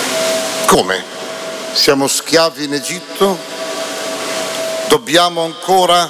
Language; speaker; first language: Italian; native; Italian